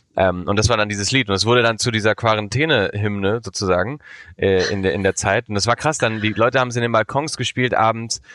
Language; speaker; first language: German; early bilingual, heritage; Spanish